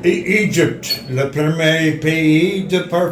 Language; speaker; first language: French; non-native, learner; English